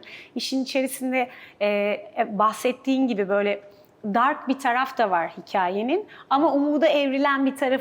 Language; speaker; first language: Turkish; native; Turkish